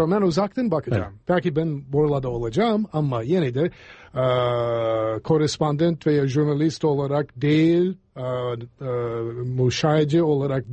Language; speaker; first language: Turkish; non-native, fluent; English